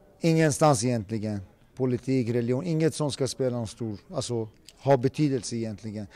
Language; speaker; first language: Swedish; early bilingual, other home language; Persian